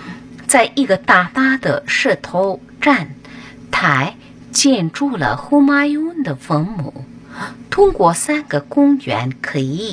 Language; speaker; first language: Chinese; non-native, fluent; Hindi